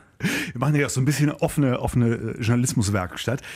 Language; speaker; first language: German; native; German